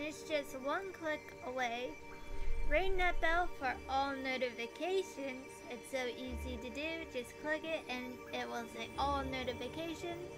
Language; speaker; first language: English; native; English